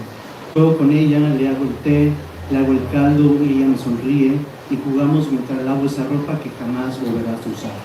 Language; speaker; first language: Spanish; native; Spanish